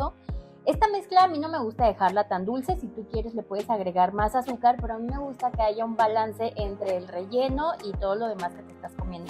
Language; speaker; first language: Spanish; native; Spanish